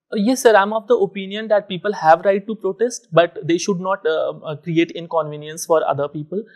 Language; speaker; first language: English; non-native, local second language; Hindi